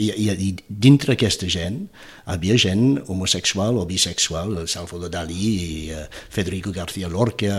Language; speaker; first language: Catalan; non-native, fluent; English